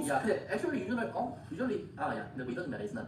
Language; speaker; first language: English; non-native, learner; Korean